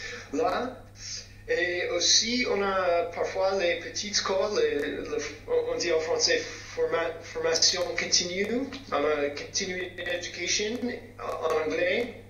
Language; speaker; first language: French; non-native, fluent; English